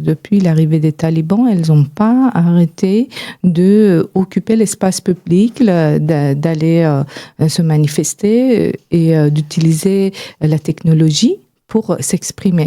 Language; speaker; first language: French; non-native, fluent; Persian